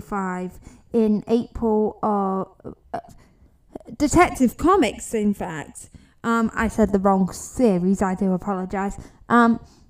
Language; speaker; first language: English; native; English